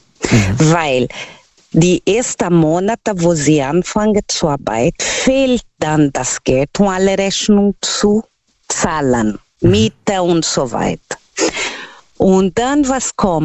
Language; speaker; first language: German; non-native, learner; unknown